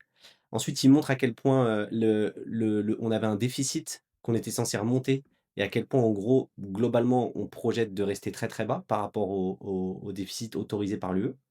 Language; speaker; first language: French; native; French